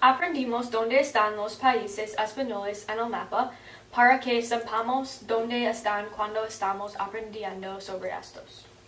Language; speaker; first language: Spanish; non-native, learner; English